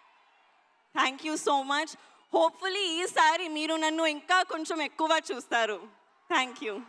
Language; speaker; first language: Telugu; non-native, learner; Hindi